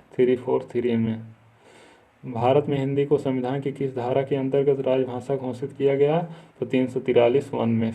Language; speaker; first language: Hindi; native; Hindi